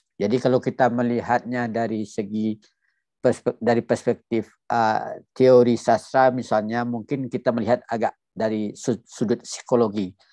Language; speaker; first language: Indonesian; non-native, local second language; Minangkabau